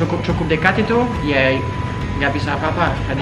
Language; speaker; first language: Indonesian; non-native, fluent; French